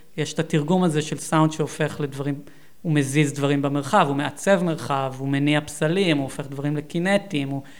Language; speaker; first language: Hebrew; native; Hebrew